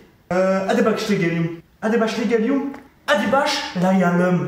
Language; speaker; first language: Turkish; non-native, learner; French